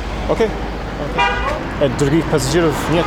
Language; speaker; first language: Russian; non-native, learner; English